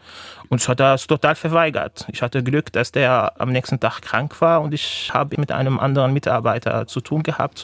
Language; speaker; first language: German; non-native, fluent; Arabic